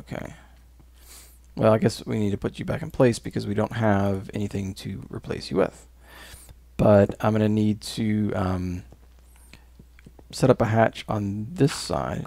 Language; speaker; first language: English; native; English